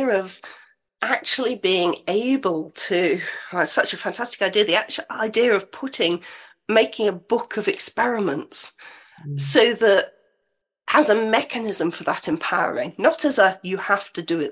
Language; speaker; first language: English; native; English